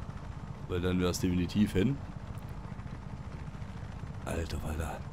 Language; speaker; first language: German; native; German